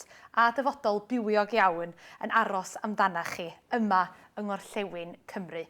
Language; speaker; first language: Welsh; native; Welsh